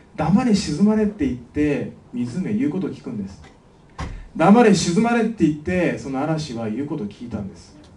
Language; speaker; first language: Japanese; native; Japanese